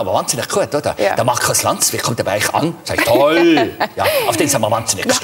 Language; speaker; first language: German; native; German